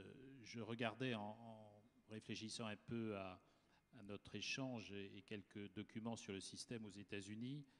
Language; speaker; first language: French; native; French